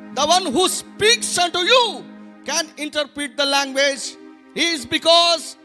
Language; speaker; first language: English; non-native, local second language; Telugu